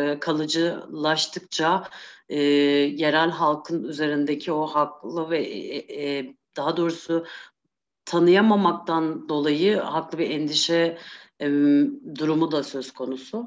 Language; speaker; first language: Turkish; native; Turkish